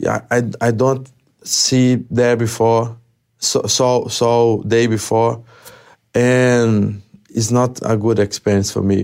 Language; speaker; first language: English; non-native, learner; Portuguese